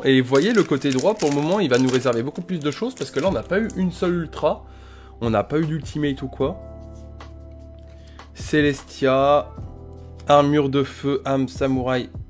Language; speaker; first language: French; native; French